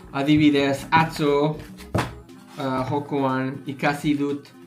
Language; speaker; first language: Basque; non-native, learner; English